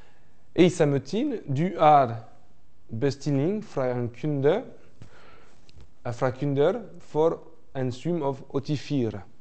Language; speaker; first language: Norwegian; non-native, learner; French